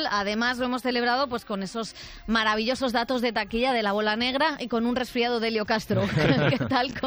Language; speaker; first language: Spanish; native; Spanish